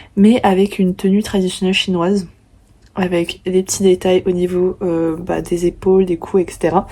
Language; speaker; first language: French; early bilingual, other home language; Vietnamese